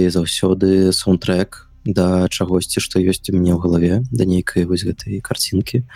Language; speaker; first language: Belarusian; non-native, local second language; Russian